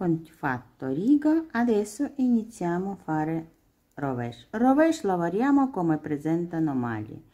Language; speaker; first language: Italian; non-native, learner; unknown